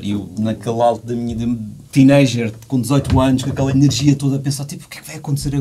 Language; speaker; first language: Portuguese; native; Portuguese